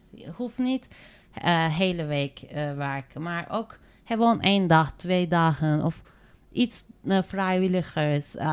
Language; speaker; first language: Dutch; non-native, learner; Turkish